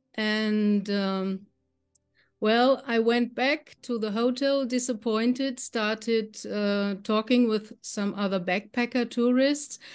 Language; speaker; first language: English; non-native, fluent; German